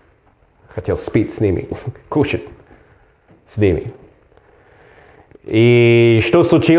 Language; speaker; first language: Russian; non-native, learner; English